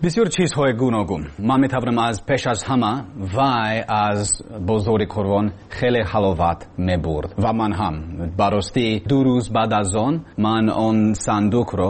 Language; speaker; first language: Persian; non-native, learner; English